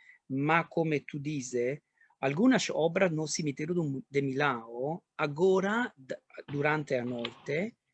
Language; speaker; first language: Portuguese; non-native, learner; Italian